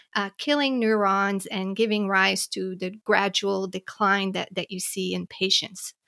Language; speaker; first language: English; native; English